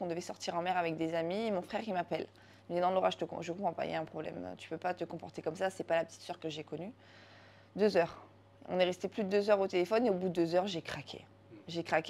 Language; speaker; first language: French; native; French